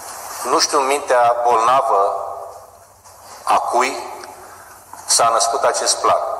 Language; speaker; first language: Romanian; native; Romanian